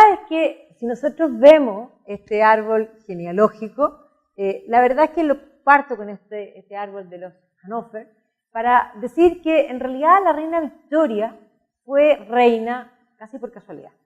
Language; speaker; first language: Spanish; native; Spanish